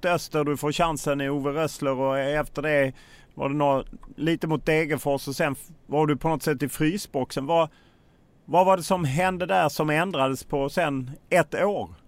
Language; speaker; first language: Swedish; native; Swedish